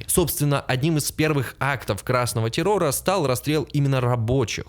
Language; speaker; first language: Russian; native; Russian